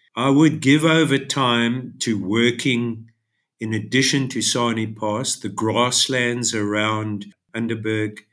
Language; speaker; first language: English; native; English